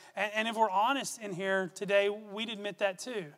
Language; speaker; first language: English; native; English